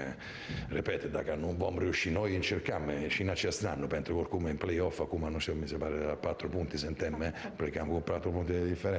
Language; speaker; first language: Romanian; non-native, fluent; Italian